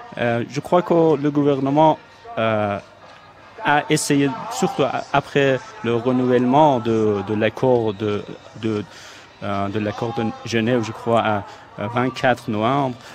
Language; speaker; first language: French; non-native, fluent; Persian